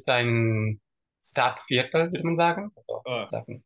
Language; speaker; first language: German; non-native, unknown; Tamil